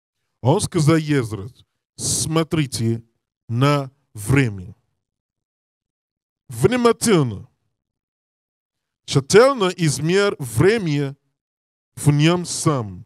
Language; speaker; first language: Russian; non-native, learner; English